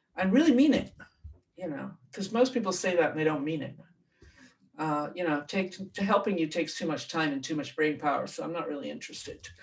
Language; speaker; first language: English; native; English